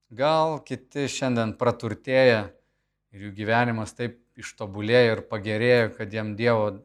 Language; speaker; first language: Lithuanian; native; Lithuanian